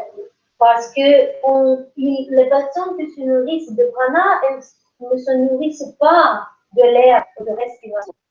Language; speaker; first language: French; non-native, learner; English